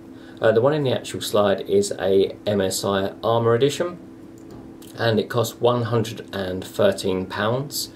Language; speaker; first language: English; native; English